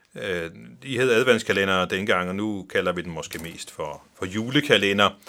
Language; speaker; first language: Danish; non-native, local second language; Faroese